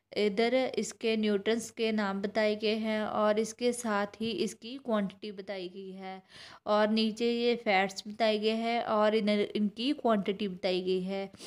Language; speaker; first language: Hindi; non-native, local second language; Punjabi